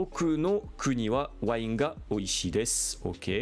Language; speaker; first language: Japanese; non-native, learner; French